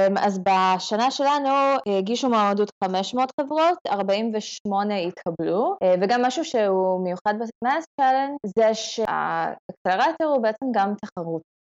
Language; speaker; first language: Hebrew; non-native, fluent; English